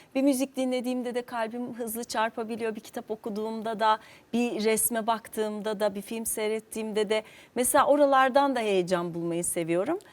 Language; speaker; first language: Turkish; native; Turkish